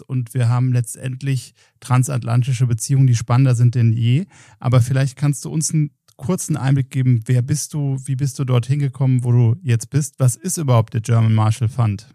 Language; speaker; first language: German; native; German